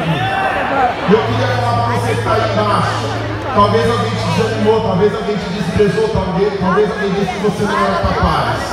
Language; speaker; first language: Portuguese; native; Portuguese